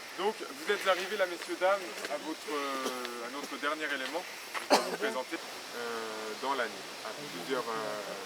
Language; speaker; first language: French; native; French